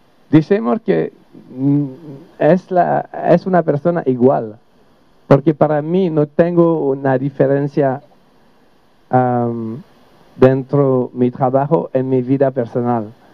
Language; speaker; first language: Spanish; non-native, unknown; French